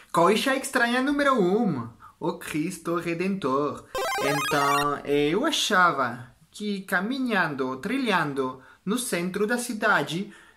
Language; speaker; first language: Portuguese; non-native, learner; French